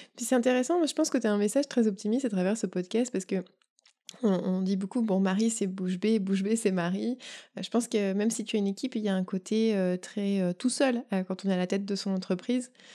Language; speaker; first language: French; native; French